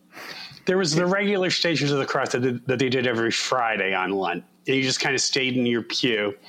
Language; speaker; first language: English; native; English